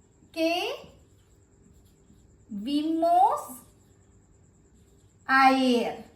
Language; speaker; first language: Spanish; non-native, fluent; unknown